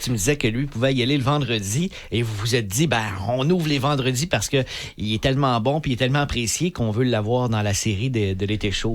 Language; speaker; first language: French; native; French